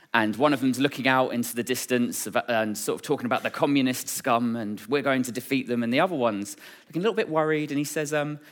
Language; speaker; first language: English; native; English